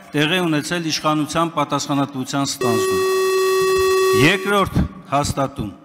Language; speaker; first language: Armenian; native; Armenian